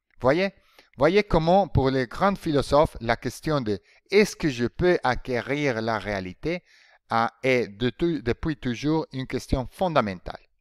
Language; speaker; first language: French; non-native, fluent; Spanish